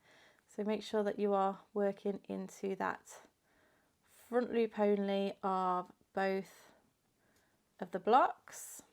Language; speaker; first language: English; native; English